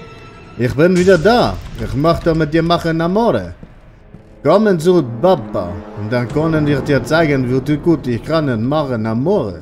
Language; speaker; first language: German; native; German